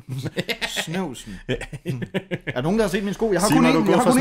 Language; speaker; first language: Danish; native; Danish